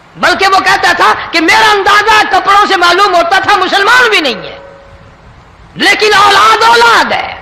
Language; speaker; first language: Urdu; non-native, local second language; Saraiki